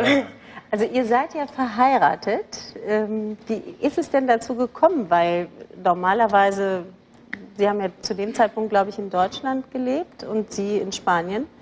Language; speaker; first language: German; native; German